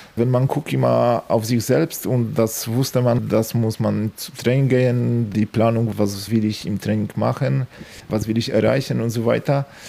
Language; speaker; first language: German; non-native, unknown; Polish